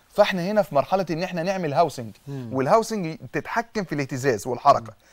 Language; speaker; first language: Arabic; native; Arabic